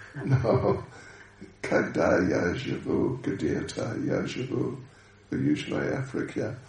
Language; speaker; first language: Russian; non-native, learner; English